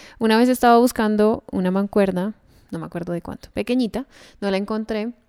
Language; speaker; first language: Spanish; native; Spanish